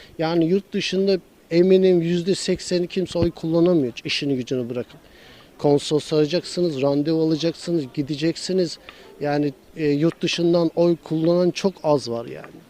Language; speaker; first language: Turkish; native; Turkish